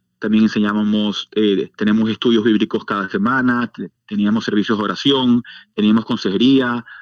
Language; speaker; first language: Spanish; native; Spanish